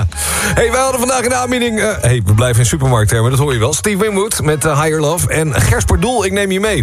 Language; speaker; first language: Dutch; native; Dutch